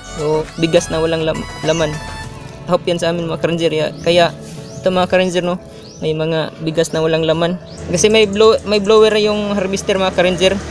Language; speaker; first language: Filipino; non-native, local second language; Cebuano